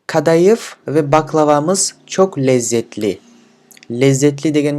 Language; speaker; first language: Turkish; non-native, fluent; Kyrgyz